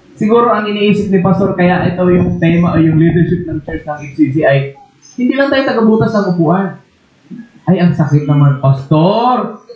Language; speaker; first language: Filipino; non-native, local second language; Waray